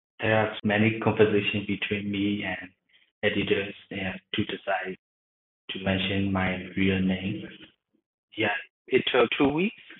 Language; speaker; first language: English; non-native, learner; Burmese